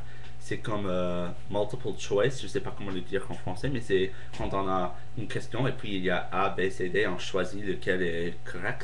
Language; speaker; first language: French; non-native, fluent; English